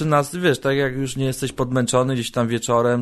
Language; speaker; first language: Polish; native; Polish